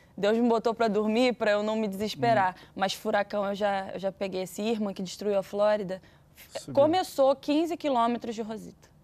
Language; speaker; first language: Portuguese; native; Portuguese